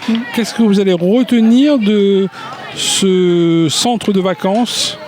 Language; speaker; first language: French; native; French